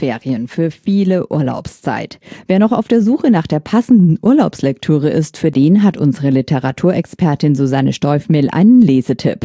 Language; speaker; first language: German; native; German